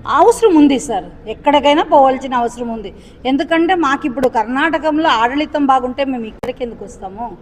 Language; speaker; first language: Telugu; native; Telugu